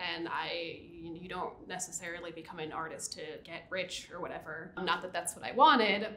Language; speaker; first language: English; native; English